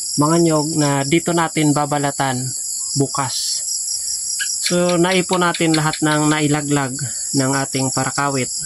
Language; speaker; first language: Filipino; non-native, local second language; Bikol